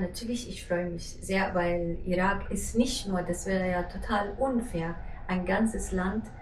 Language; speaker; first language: German; non-native, fluent; Arabic